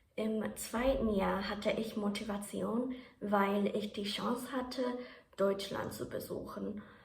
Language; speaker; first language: German; non-native, fluent; Japanese